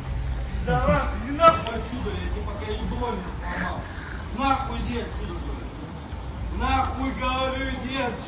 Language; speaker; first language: Russian; native; Russian